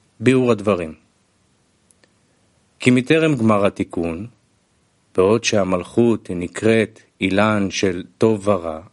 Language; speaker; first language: Hebrew; non-native, fluent; Russian